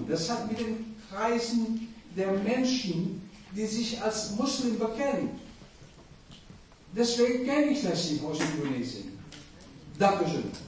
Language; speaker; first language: German; non-native, fluent; Indonesian